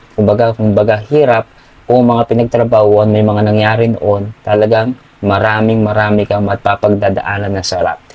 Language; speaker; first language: Filipino; non-native, local second language; Pampanga